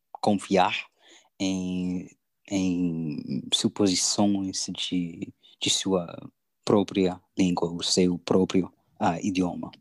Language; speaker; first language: Portuguese; non-native, learner; English